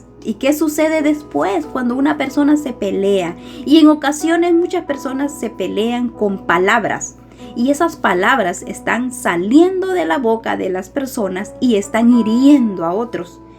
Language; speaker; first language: Spanish; native; Spanish